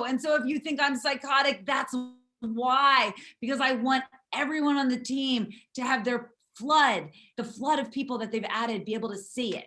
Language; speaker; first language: English; native; English